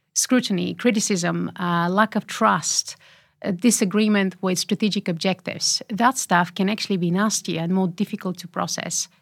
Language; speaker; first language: English; non-native, fluent; Bulgarian